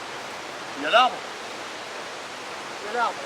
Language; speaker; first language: French; native; French